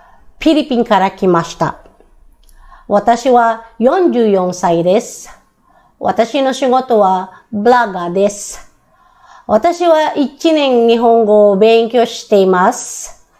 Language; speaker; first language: Japanese; non-native, learner; Filipino